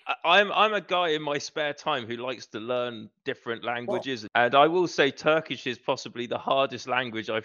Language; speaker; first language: English; native; English